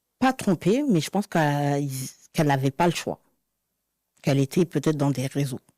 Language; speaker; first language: French; native; French